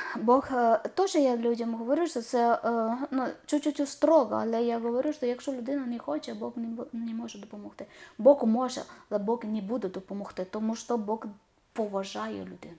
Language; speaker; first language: Ukrainian; non-native, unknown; Malayalam